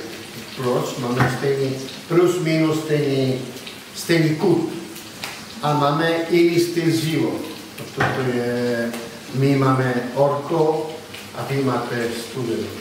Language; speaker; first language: Czech; non-native, learner; Italian